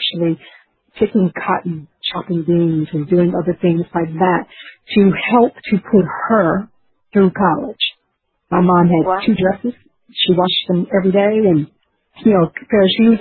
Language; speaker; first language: English; native; English